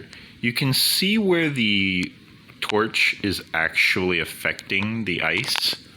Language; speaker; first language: English; native; English